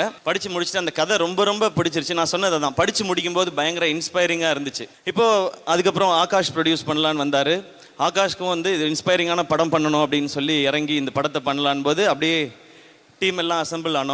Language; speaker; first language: Tamil; native; Tamil